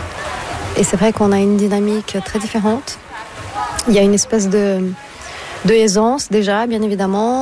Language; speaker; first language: French; non-native, fluent; Portuguese